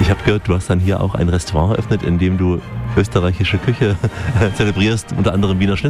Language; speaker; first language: German; native; German